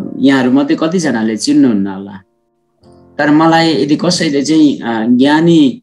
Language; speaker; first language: Nepali; non-native, local second language; Sherpa